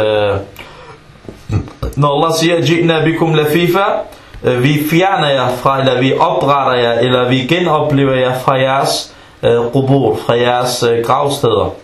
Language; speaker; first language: Danish; early bilingual, other home language; Arabic